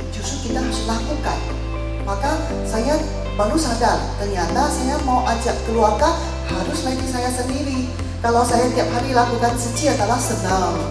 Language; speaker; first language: Indonesian; non-native, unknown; Chinese